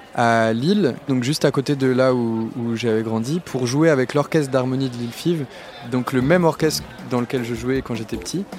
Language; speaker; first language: French; native; French